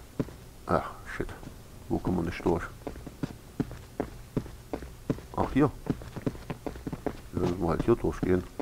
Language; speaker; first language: German; native; German